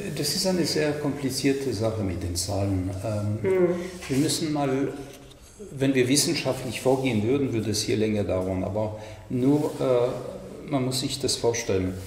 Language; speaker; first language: German; non-native, fluent; French